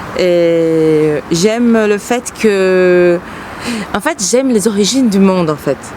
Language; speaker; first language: French; non-native, fluent; Portuguese